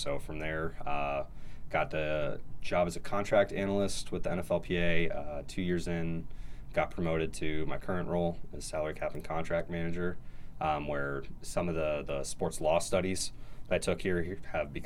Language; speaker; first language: English; native; English